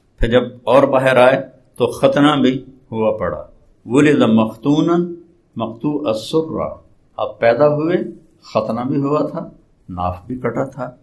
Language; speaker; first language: Urdu; non-native, local second language; Saraiki